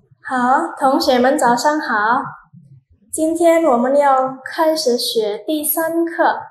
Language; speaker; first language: Chinese; non-native, fluent; Indonesian